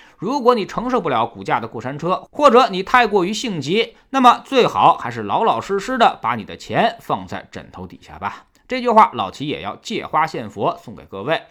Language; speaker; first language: Chinese; native; Chinese